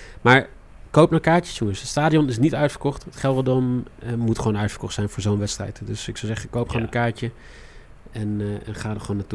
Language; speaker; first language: Dutch; native; Dutch